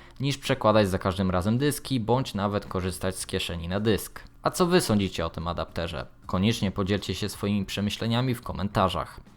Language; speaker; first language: Polish; native; Polish